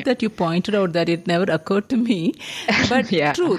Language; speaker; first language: English; non-native, local second language; Malayalam